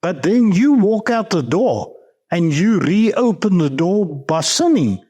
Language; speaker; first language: English; non-native, local second language; Afrikaans